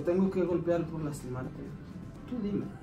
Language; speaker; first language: Spanish; non-native, learner; English